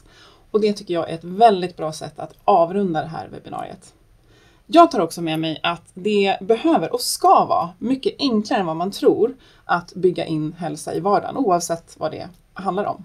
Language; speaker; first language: Swedish; native; Swedish